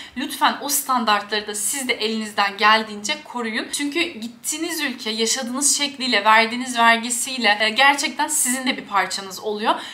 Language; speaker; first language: Turkish; native; Turkish